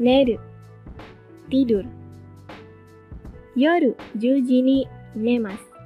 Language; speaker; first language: Japanese; non-native, fluent; Indonesian